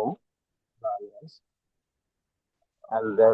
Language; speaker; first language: English; non-native, learner; Bangla